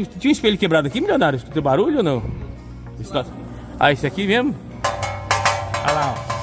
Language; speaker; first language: Portuguese; native; Portuguese